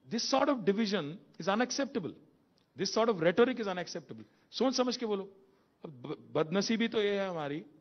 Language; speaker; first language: Hindi; non-native, local second language; Telugu